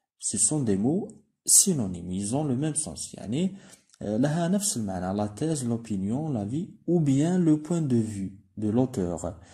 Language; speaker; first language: French; non-native, local second language; Arabic